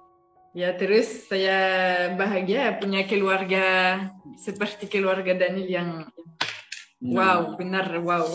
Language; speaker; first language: Indonesian; non-native, fluent; French